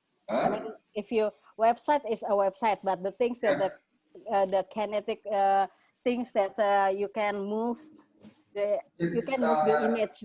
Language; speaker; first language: English; non-native, fluent; Indonesian